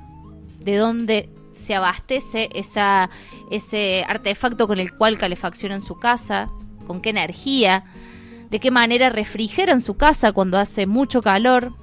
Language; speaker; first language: Spanish; native; Spanish